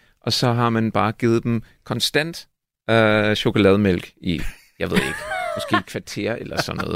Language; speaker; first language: Danish; non-native, fluent; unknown